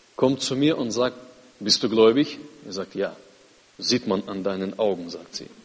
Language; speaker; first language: German; non-native, fluent; Russian